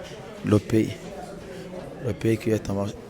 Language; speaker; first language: French; non-native, local second language; Rundi